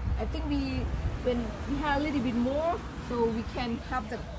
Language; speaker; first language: English; non-native, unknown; Thai